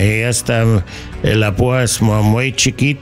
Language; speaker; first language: Spanish; non-native, learner; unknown